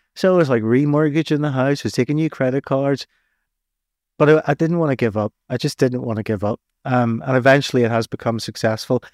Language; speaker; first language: English; native; English